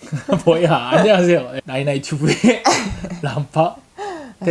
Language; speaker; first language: Korean; native; Korean